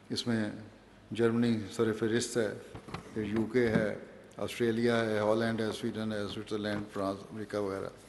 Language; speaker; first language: Urdu; native; Urdu